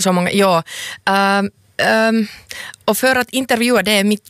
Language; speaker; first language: Swedish; non-native, local second language; Finnish